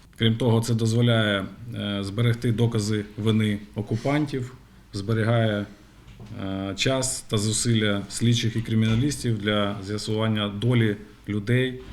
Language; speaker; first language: Ukrainian; native; Ukrainian